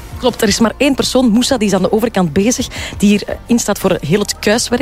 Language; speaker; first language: Dutch; native; Dutch